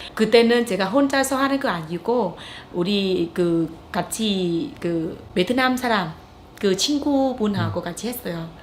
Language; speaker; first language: Korean; non-native, fluent; Vietnamese